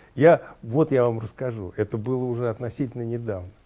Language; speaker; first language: Russian; native; Russian